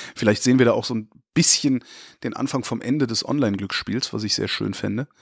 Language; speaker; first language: German; native; German